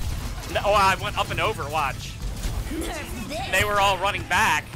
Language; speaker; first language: English; native; English